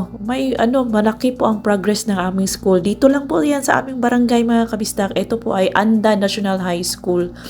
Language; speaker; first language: Filipino; non-native, local second language; Cebuano